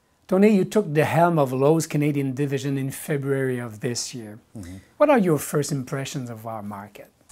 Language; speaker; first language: English; non-native, fluent; French